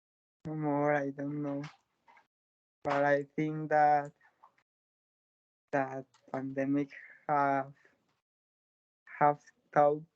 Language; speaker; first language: English; non-native, learner; Spanish